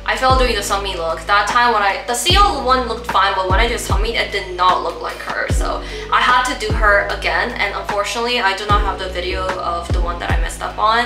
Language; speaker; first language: English; early bilingual, other home language; Korean